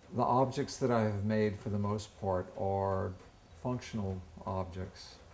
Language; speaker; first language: English; native; English